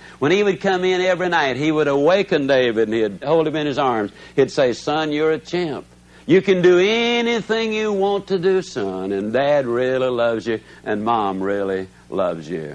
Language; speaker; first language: English; native; English